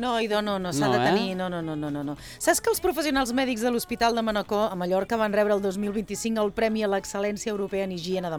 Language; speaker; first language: Catalan; native; Catalan